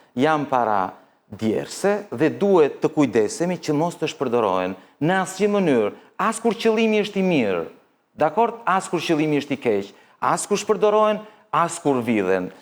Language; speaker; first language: Albanian; early bilingual, heritage; Albanian